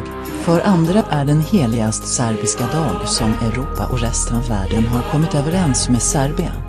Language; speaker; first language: Swedish; non-native, learner; Croatian